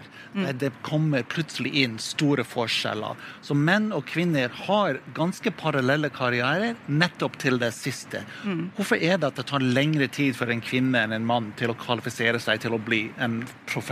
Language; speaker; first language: Norwegian; non-native, fluent; English